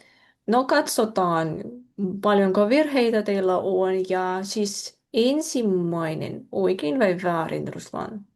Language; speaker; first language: Finnish; non-native, fluent; Russian